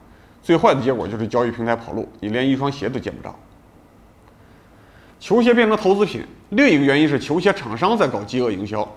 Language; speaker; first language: Chinese; native; Chinese